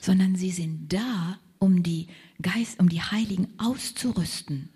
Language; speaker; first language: German; native; German